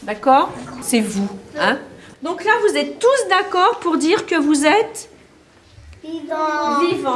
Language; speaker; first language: French; native; French